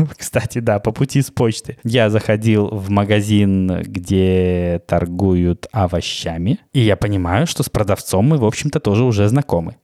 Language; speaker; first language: Russian; native; Russian